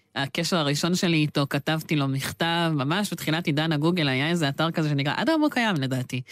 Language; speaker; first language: Hebrew; native; Hebrew